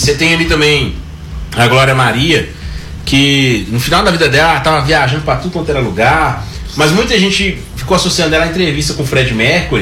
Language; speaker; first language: Portuguese; native; Portuguese